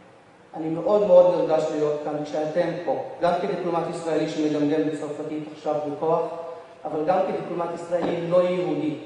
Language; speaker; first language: Hebrew; non-native, local second language; Arabic